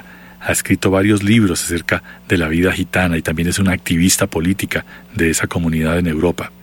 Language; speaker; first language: Spanish; native; Spanish